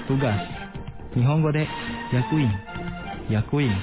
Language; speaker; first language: Japanese; non-native, fluent; Indonesian